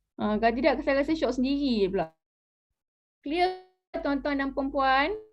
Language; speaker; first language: Malay; native; Malay